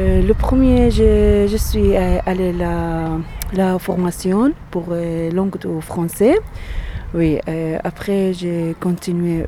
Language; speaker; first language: French; non-native, learner; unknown